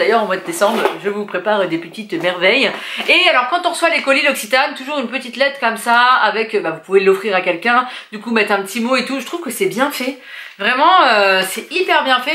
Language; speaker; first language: French; native; French